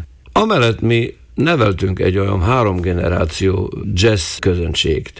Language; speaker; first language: Hungarian; non-native, local second language; Slovak